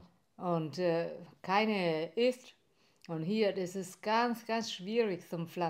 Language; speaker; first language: German; non-native, learner; Vietnamese